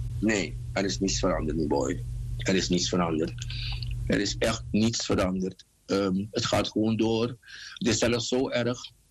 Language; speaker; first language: Dutch; native; Dutch